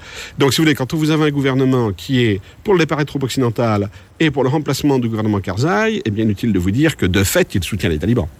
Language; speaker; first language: French; native; French